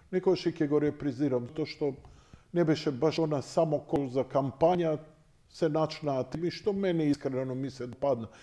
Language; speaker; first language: Macedonian; native; Macedonian